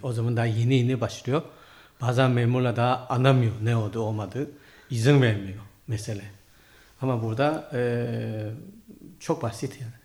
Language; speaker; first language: Turkish; non-native, learner; Chinese